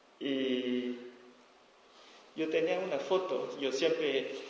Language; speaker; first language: Spanish; non-native, learner; S'gaw Karen